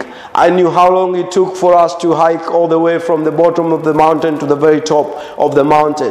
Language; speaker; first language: English; non-native, local second language; Swahili